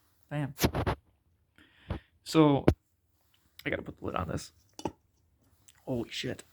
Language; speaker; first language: English; native; English